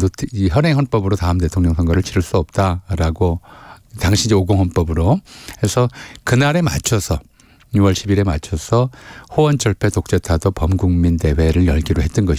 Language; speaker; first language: Korean; native; Korean